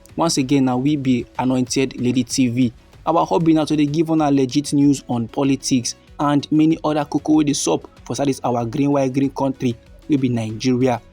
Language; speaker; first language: Nigerian Pidgin; native; Nigerian Pidgin